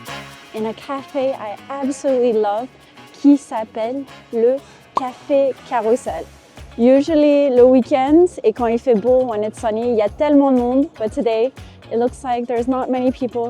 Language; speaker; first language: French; non-native, fluent; English